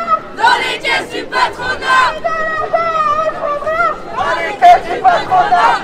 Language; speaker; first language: French; native; French